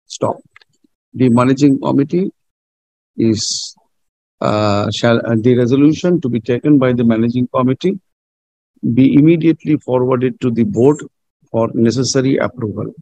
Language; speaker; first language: English; non-native, local second language; Bangla